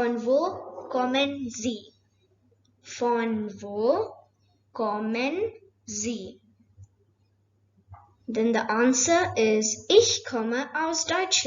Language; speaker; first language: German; non-native, fluent; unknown